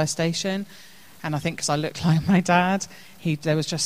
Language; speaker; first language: English; native; English